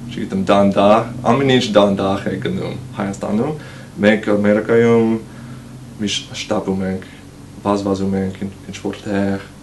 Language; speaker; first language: Armenian; non-native, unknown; English